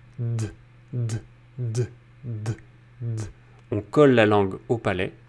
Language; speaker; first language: French; native; French